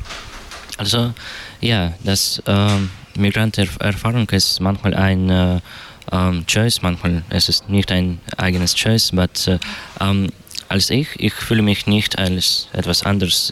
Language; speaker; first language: German; non-native, learner; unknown